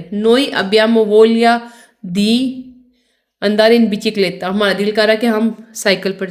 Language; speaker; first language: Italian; non-native, fluent; Urdu